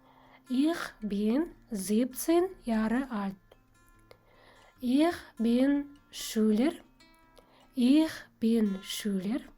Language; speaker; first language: German; non-native, fluent; Kazakh